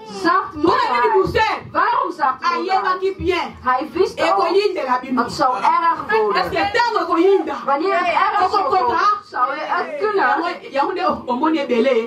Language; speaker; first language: Dutch; non-native, fluent; Lingala